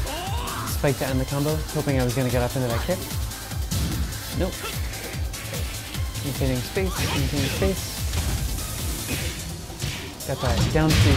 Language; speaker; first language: English; native; English